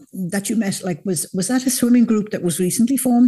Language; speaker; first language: English; native; English